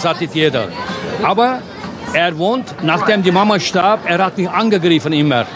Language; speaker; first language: German; non-native, fluent; Turkish